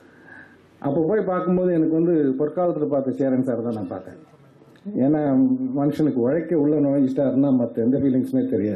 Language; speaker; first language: Tamil; native; Tamil